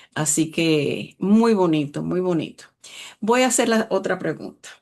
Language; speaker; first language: Spanish; early bilingual, other home language; English